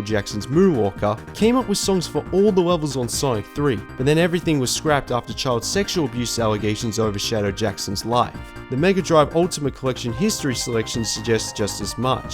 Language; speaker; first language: English; native; English